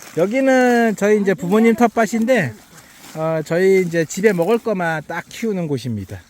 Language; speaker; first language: Korean; native; Korean